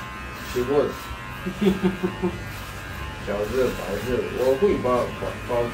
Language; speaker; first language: Chinese; non-native, learner; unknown